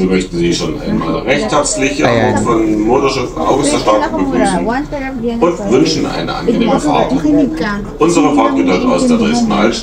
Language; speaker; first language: German; native; German